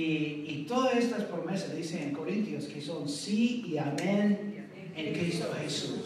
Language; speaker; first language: Spanish; non-native, fluent; English